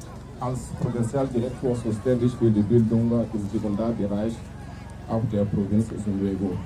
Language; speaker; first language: German; non-native, fluent; French